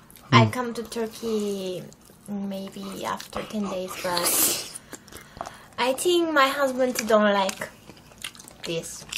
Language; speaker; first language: English; non-native, learner; Turkish